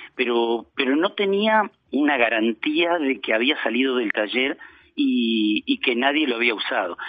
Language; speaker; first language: Spanish; native; Spanish